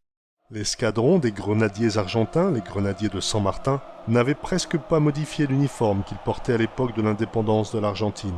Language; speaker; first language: French; native; French